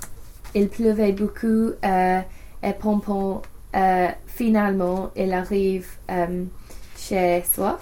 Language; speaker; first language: French; non-native, learner; English